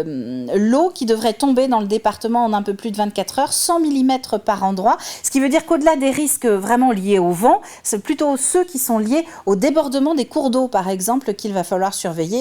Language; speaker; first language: French; native; French